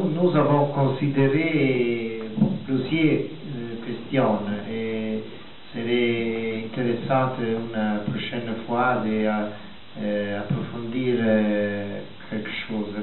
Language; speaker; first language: French; non-native, fluent; Italian